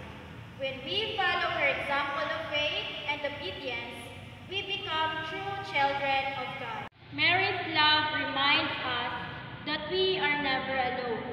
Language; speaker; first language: English; non-native, local second language; Hiligaynon